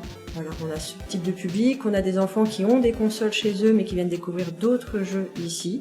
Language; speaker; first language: French; native; French